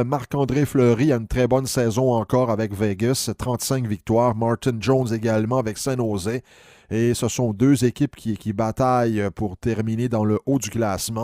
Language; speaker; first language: French; native; French